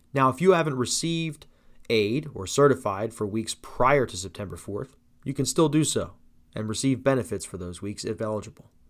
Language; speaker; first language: English; native; English